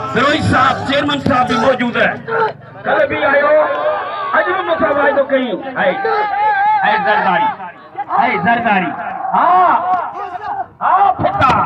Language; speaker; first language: Urdu; non-native, local second language; Sindhi